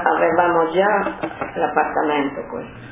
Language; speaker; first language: Italian; non-native, local second language; Slovenian